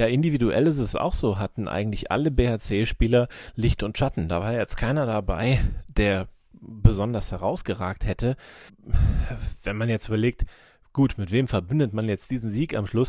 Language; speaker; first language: German; native; German